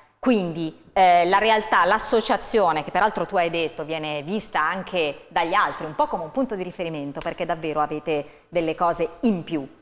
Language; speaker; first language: Italian; native; Italian